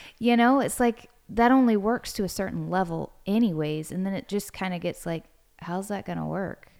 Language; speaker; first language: English; native; English